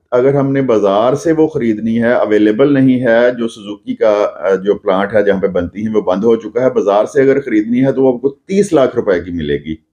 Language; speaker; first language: Urdu; non-native, local second language; Punjabi